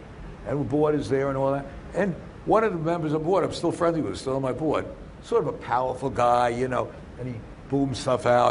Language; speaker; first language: English; native; English